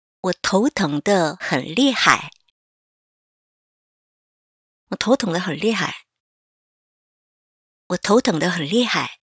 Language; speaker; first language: Chinese; non-native, fluent; Korean